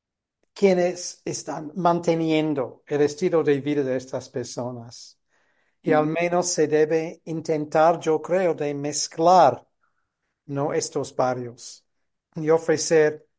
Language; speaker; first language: Spanish; non-native, fluent; English